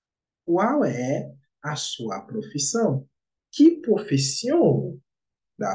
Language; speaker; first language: Portuguese; non-native, learner; Haitian Creole